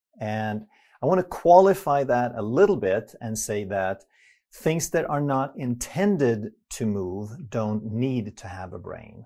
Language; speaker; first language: English; non-native, fluent; Swedish